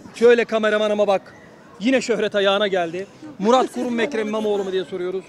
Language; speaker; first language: Turkish; native; Turkish